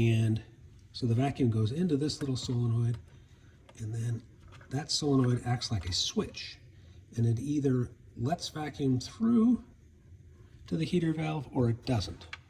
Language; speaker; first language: English; native; English